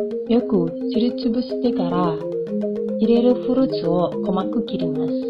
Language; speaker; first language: Japanese; non-native, fluent; Indonesian